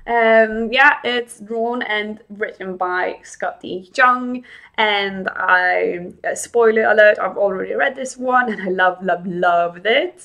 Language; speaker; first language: English; non-native, fluent; Swedish